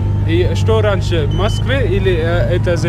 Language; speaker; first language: Russian; non-native, learner; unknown